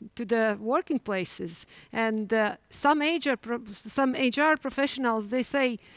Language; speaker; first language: English; non-native, fluent; Latvian